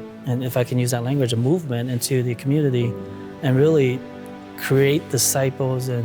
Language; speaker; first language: English; early bilingual, other home language; Hmong